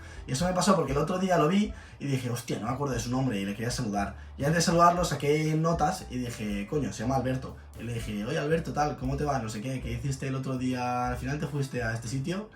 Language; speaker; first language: Spanish; native; Spanish